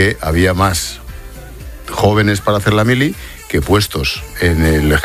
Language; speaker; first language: Spanish; native; Spanish